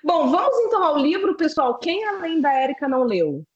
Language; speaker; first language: Portuguese; native; Portuguese